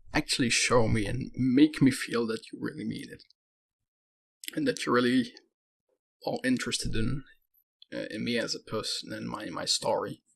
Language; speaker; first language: English; non-native, fluent; Dutch